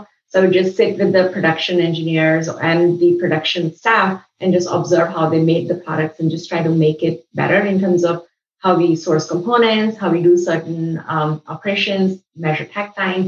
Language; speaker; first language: English; non-native, local second language; Hindi